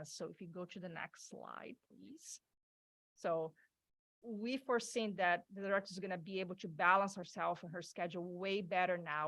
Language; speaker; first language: English; non-native, fluent; Portuguese